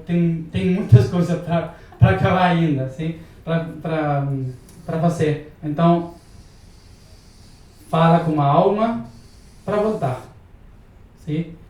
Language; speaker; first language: Portuguese; non-native, learner; Spanish